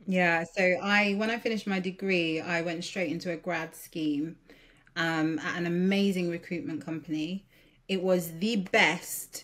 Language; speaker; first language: English; early bilingual, other home language; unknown